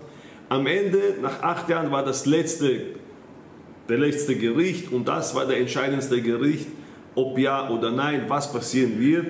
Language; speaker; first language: German; non-native, fluent; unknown